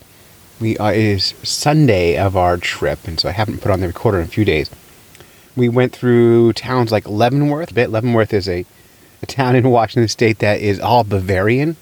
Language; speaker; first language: English; native; English